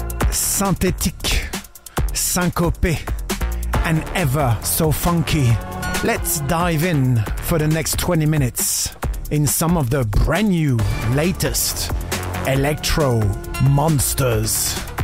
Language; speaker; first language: English; non-native, fluent; French